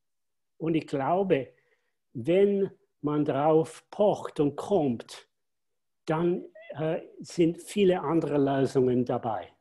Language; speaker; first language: German; non-native, fluent; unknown